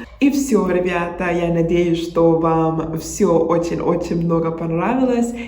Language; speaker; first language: Russian; non-native, learner; Spanish